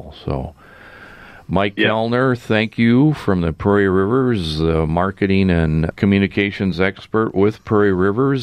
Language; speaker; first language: English; native; English